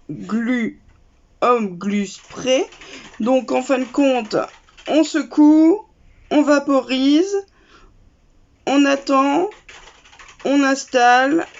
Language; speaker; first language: French; native; French